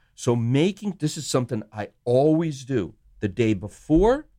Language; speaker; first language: English; non-native, local second language; Sinhala